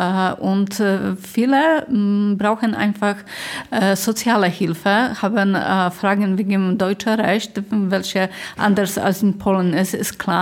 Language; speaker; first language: German; non-native, fluent; Polish